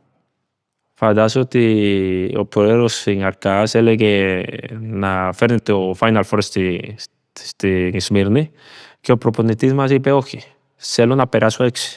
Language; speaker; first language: Greek; non-native, learner; Spanish